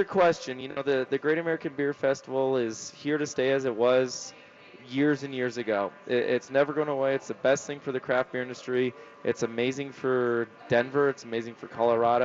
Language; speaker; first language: English; native; English